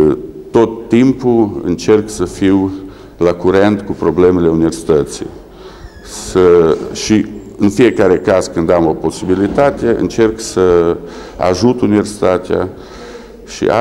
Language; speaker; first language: Romanian; early bilingual, heritage; Romanian